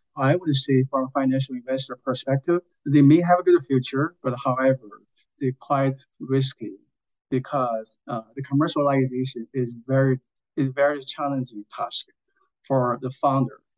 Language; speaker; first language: English; non-native, fluent; Chinese